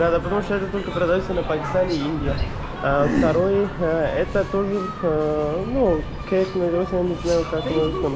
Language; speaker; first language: Russian; non-native, learner; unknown